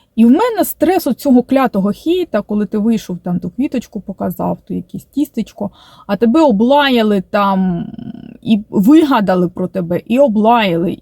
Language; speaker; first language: Ukrainian; non-native, local second language; Russian